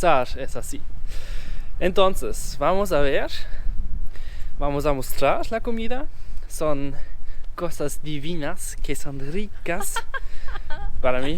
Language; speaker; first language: Spanish; non-native, learner; German